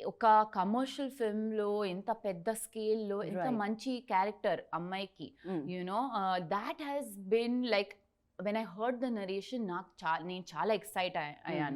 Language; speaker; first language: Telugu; non-native, learner; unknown